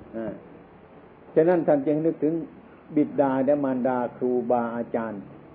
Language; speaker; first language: Thai; non-native, local second language; Northeastern Thai